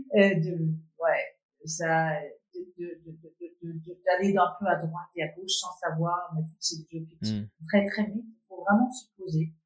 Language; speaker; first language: French; non-native, fluent; Danish